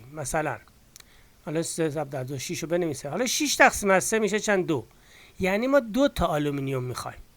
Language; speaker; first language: Persian; native; Persian